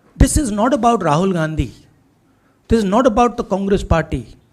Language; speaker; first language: English; non-native, local second language; Hindi